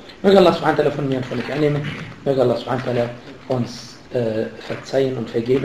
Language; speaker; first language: German; non-native, fluent; Arabic